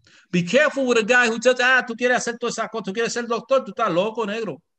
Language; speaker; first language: Spanish; early bilingual, heritage; Spanish